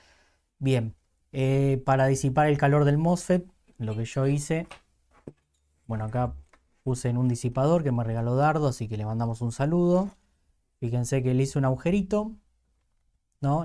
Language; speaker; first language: Spanish; native; Spanish